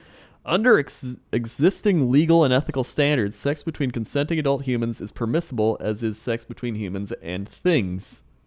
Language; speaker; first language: English; native; English